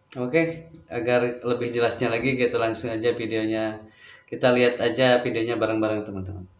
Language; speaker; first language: Indonesian; native; Indonesian